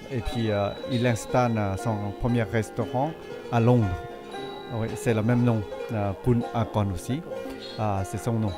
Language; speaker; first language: French; non-native, fluent; Thai